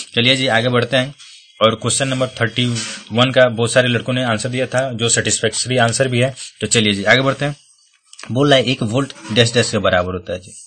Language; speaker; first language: Hindi; native; Hindi